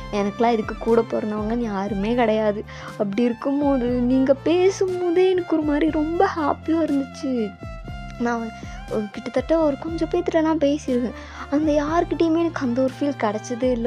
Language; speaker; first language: Tamil; native; Tamil